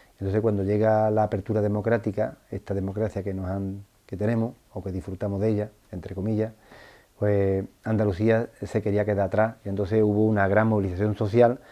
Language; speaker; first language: Spanish; native; Spanish